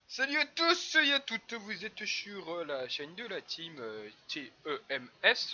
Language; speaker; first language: French; native; French